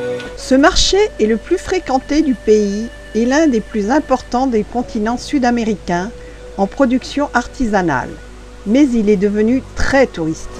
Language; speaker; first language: French; native; French